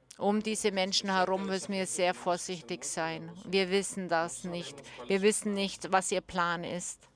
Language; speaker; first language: German; non-native, fluent; English